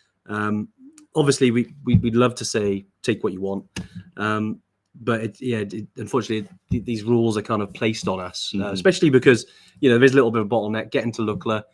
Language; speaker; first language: English; native; English